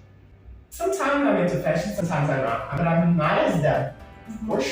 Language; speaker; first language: English; non-native, fluent; Portuguese